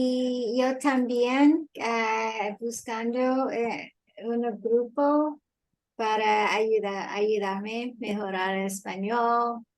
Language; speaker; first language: Spanish; non-native, learner; English